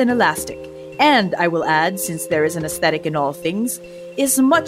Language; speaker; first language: English; non-native, local second language; Filipino